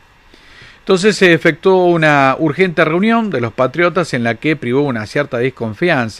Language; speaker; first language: Spanish; native; Spanish